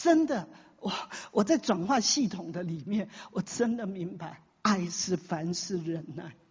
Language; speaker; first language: Chinese; native; Chinese